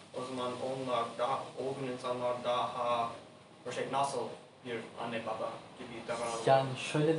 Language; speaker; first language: Turkish; non-native, learner; English